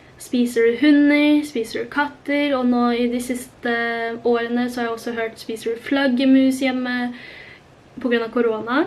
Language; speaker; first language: Norwegian; early bilingual, other home language; Korean